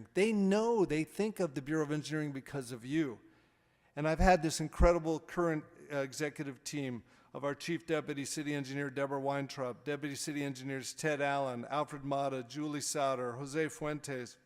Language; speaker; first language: English; native; English